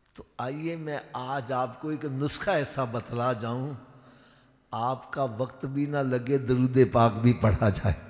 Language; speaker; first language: Urdu; native; Urdu